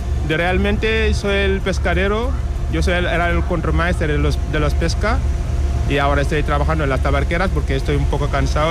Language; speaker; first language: Spanish; non-native, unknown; Wolof